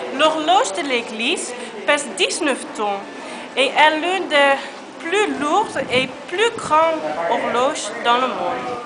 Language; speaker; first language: French; non-native, learner; Dutch